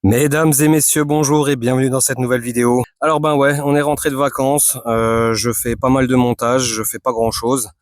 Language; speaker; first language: French; native; French